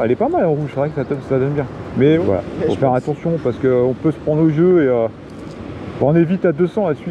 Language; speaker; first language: French; native; French